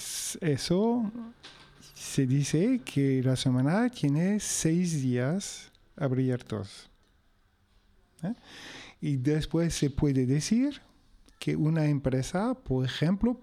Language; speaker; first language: Spanish; non-native, local second language; French